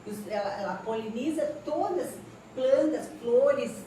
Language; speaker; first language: Portuguese; native; Portuguese